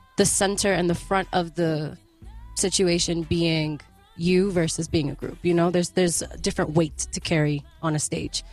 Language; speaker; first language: English; native; English